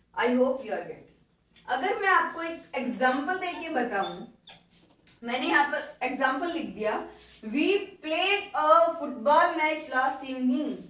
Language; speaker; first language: Hindi; native; Hindi